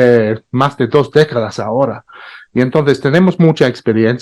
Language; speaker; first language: Spanish; non-native, fluent; English